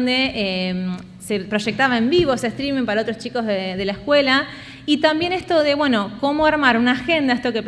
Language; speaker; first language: Spanish; native; Spanish